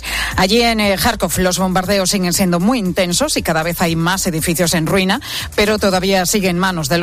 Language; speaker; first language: Spanish; native; Spanish